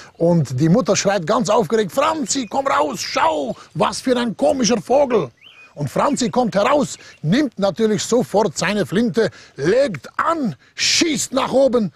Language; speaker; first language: German; non-native, fluent; Slovenian